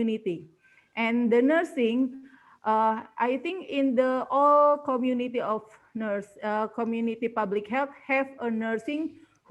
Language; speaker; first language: English; non-native, learner; Indonesian